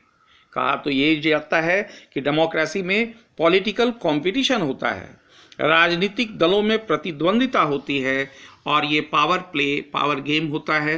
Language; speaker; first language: Hindi; native; Hindi